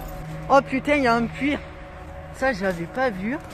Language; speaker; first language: French; native; French